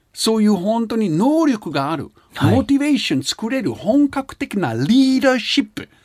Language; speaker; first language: Japanese; non-native, fluent; German